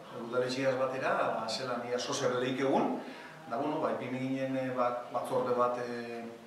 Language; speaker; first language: Basque; native; Basque